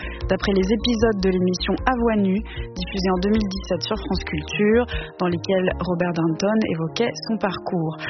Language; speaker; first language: French; native; French